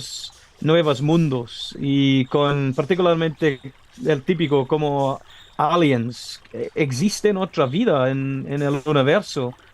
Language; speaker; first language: Spanish; non-native, learner; English